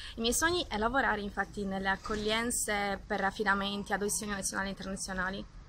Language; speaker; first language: Italian; early bilingual, other home language; Russian